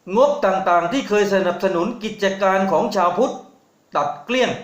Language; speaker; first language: Thai; native; Thai